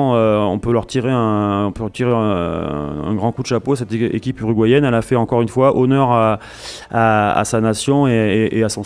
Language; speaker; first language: French; native; French